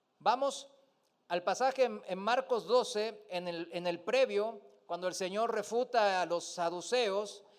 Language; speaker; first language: Spanish; non-native, fluent; Korean